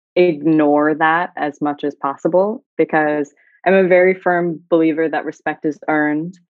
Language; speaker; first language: English; native; English